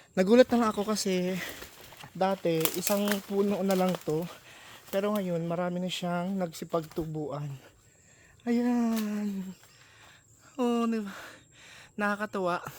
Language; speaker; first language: Filipino; non-native, local second language; Aklanon